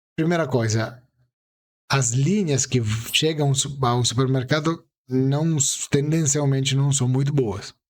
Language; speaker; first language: Portuguese; non-native, fluent; Italian